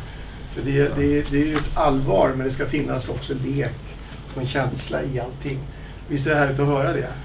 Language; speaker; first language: Swedish; native; Swedish